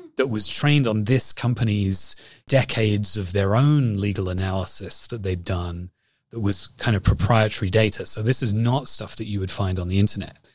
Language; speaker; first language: English; native; English